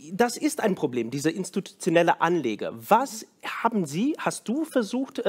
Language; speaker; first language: German; non-native, fluent; English